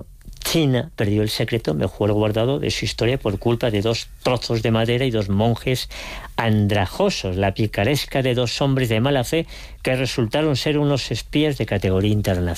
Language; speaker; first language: Spanish; native; Spanish